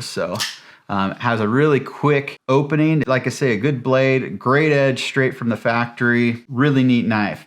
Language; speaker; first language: English; native; English